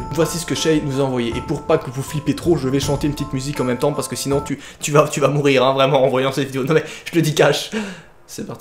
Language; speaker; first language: French; native; French